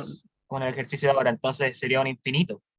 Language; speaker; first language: Spanish; native; Spanish